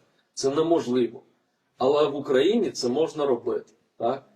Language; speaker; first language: Ukrainian; non-native, fluent; Lithuanian